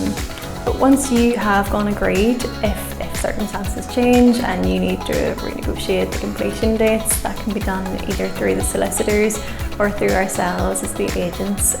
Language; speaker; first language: English; native; English